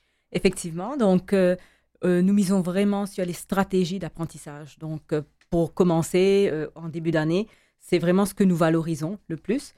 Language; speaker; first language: French; native; French